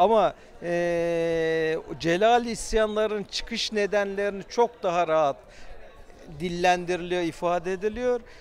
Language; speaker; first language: Turkish; native; Turkish